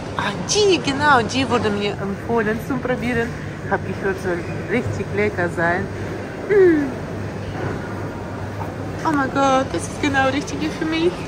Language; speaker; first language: German; non-native, fluent; Russian